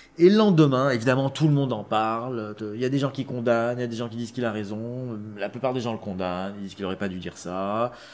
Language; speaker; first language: French; non-native, local second language; Arabic